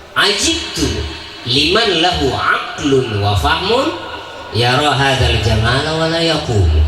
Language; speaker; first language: Indonesian; non-native, local second language; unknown